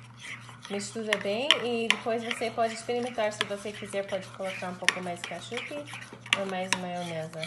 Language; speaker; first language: Portuguese; non-native, learner; English